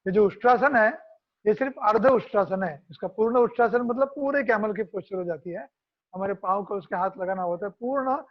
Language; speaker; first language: Hindi; non-native, local second language; Marathi